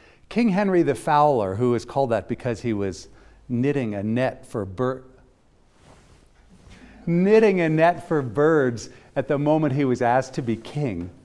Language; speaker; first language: English; native; English